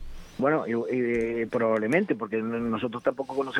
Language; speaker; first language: Spanish; native; Spanish